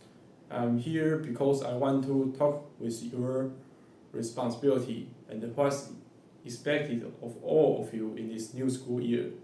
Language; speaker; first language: English; non-native, learner; Chinese